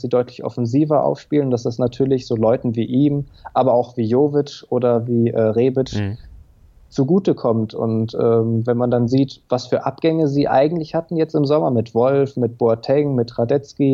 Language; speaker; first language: German; native; German